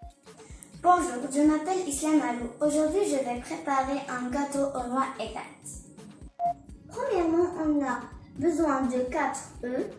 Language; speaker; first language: French; non-native, learner; Arabic